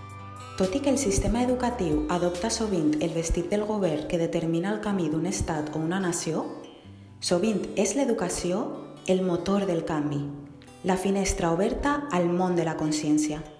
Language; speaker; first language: Catalan; native; Catalan